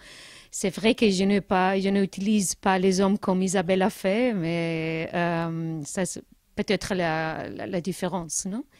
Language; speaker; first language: French; non-native, learner; Spanish